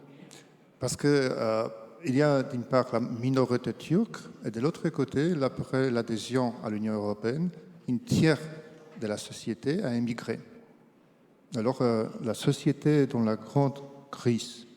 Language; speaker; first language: French; non-native, fluent; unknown